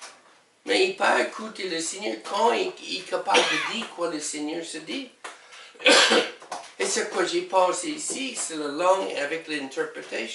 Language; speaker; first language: French; non-native, learner; English